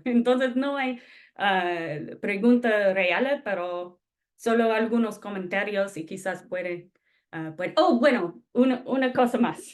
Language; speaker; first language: Spanish; non-native, fluent; English